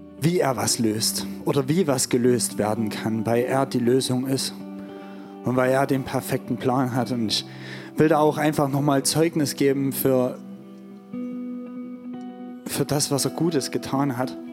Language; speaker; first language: German; native; German